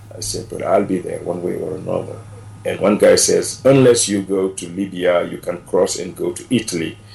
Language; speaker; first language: English; non-native, fluent; Wolof